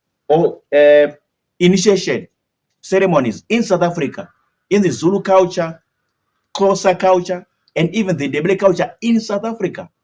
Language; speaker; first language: English; non-native, local second language; Shona